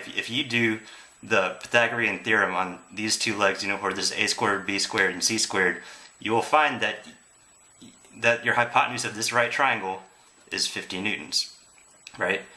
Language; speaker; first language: English; native; English